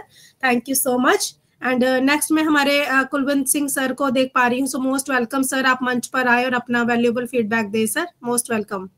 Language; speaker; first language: Hindi; native; Hindi